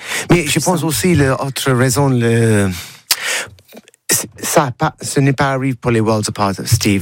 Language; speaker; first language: French; non-native, learner; English